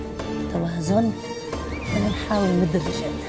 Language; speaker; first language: Arabic; native; Arabic